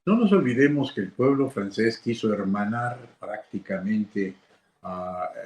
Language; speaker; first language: Spanish; native; Spanish